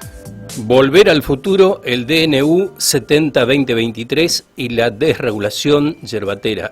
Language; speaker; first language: Spanish; native; Spanish